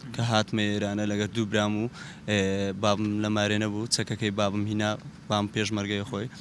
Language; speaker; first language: Central Kurdish; native; Central Kurdish